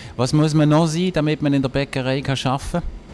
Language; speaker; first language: German; native; German